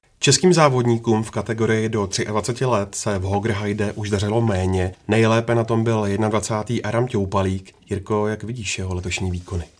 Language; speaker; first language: Czech; native; Czech